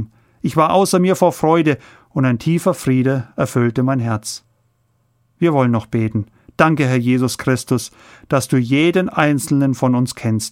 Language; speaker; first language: German; native; German